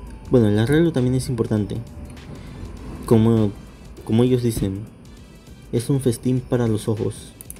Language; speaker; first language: Spanish; native; Spanish